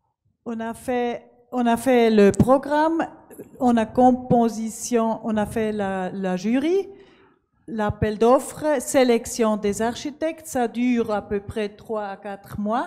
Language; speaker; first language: French; non-native, learner; German